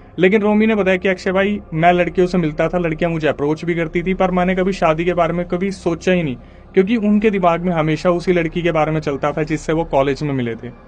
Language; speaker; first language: Hindi; native; Hindi